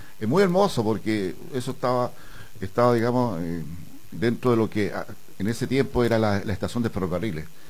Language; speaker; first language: Spanish; native; Spanish